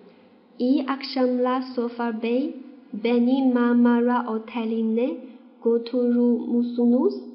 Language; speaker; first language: Turkish; non-native, fluent; Chinese